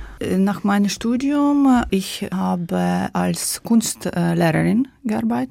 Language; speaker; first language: German; non-native, learner; Ukrainian